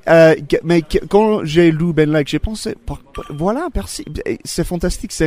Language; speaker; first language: French; non-native, fluent; English